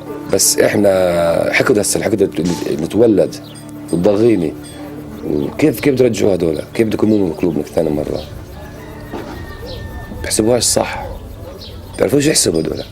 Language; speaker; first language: Arabic; native; Arabic